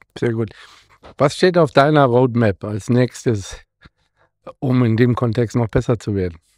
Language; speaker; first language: German; native; German